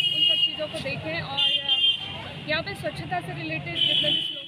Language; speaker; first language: Hindi; native; Hindi